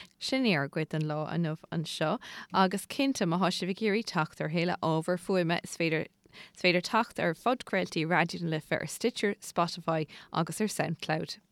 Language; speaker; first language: Irish; native; Irish